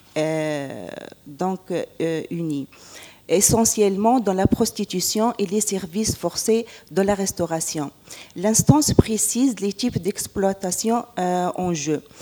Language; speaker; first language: French; non-native, local second language; Arabic